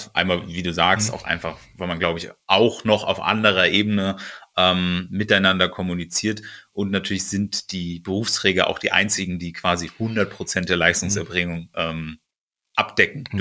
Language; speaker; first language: German; native; German